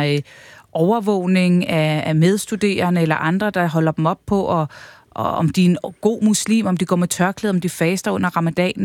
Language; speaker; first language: Danish; native; Danish